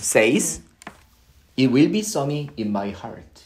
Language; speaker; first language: English; non-native, fluent; Korean